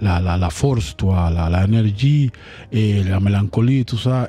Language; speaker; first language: French; non-native, learner; Spanish